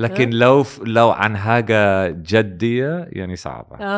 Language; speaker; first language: Arabic; non-native, learner; English